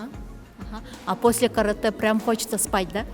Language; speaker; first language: Russian; non-native, local second language; Kyrgyz